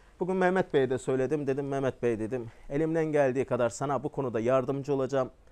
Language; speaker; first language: Turkish; native; Turkish